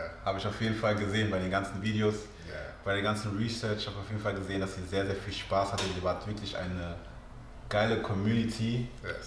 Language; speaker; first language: German; early bilingual, other home language; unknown